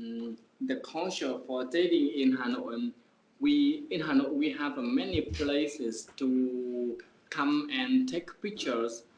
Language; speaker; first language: English; non-native, learner; Vietnamese